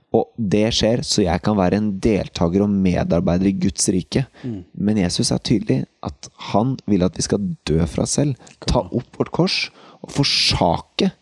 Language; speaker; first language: Norwegian; native; Norwegian